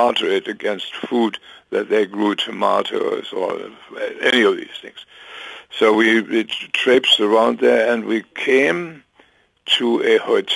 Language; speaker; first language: English; non-native, fluent; German